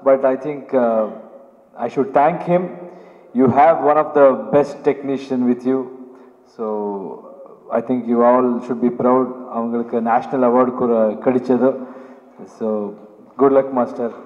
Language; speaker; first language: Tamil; non-native, learner; Kannada